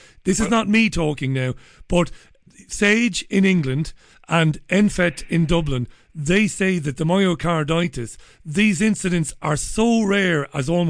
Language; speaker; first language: English; native; English